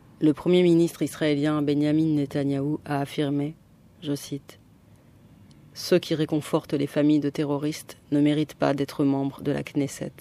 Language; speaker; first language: French; native; French